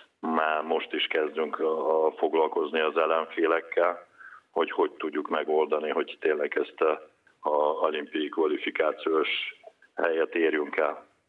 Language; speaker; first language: Hungarian; non-native, fluent; Russian